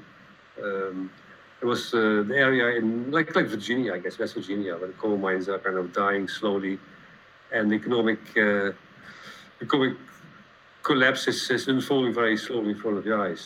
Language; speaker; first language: English; non-native, fluent; Dutch